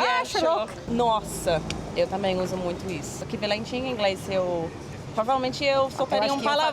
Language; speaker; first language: Portuguese; non-native, fluent; English